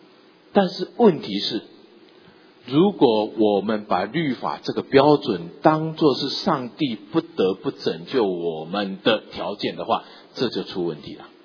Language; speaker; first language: Chinese; native; Chinese